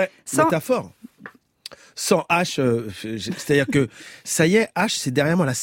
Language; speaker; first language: French; native; French